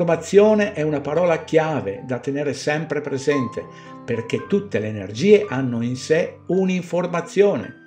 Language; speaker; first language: Italian; native; Italian